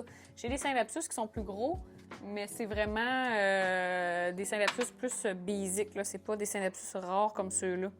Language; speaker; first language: French; native; French